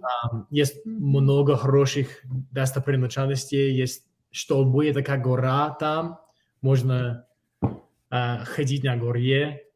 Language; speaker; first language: Russian; non-native, fluent; English